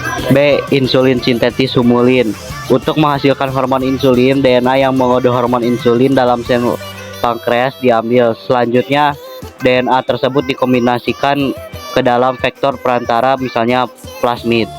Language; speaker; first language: Indonesian; native; Indonesian